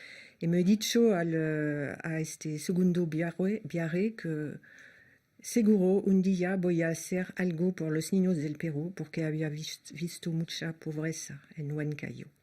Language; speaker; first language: Spanish; non-native, fluent; French